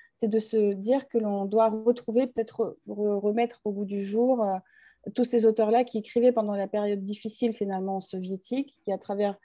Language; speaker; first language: French; non-native, fluent; Russian